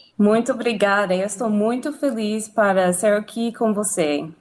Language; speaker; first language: Portuguese; non-native, learner; English